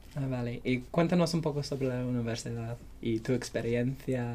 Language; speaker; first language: Spanish; non-native, learner; English